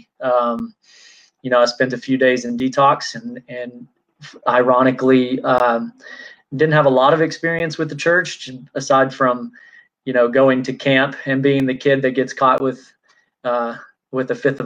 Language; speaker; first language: English; native; English